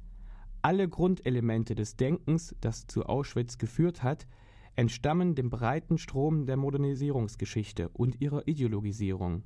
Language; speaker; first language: German; native; German